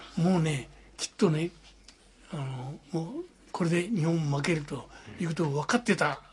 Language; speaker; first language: Japanese; native; Japanese